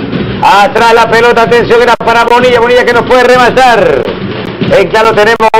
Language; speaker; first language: Spanish; native; Spanish